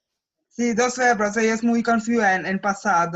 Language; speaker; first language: Spanish; non-native, learner; Russian